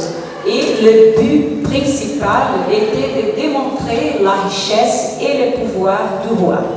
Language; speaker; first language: French; non-native, fluent; Portuguese